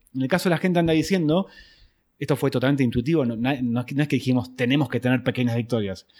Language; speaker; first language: Spanish; native; Spanish